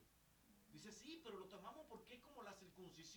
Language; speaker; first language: Spanish; native; Spanish